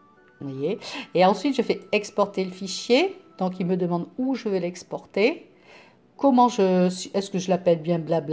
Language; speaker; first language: French; native; French